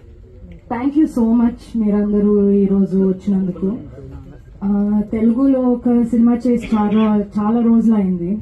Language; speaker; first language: Telugu; non-native, fluent; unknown